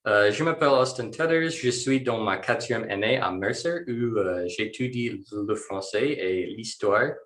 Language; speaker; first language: French; non-native, learner; English